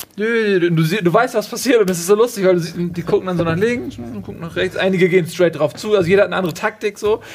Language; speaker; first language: German; native; German